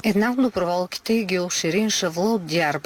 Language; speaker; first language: Bulgarian; native; Bulgarian